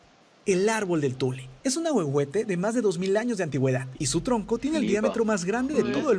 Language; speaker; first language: Spanish; native; Spanish